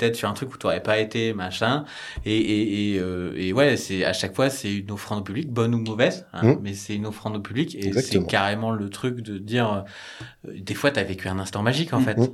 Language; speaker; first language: French; native; French